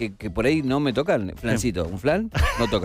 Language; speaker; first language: Spanish; native; Spanish